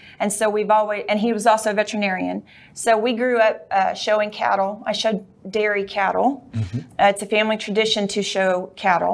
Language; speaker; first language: English; native; English